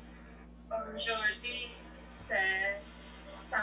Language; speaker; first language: French; non-native, learner; English